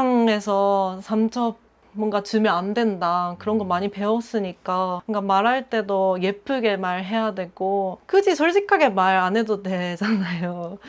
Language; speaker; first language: Korean; non-native, fluent; Japanese